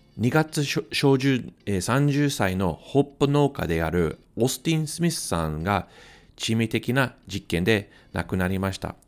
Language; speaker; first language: Japanese; non-native, fluent; English